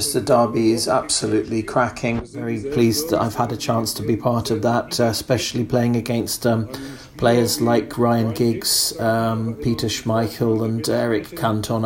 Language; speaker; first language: English; non-native, fluent; German